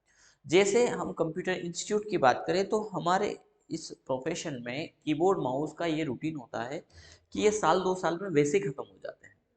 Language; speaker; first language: Hindi; native; Hindi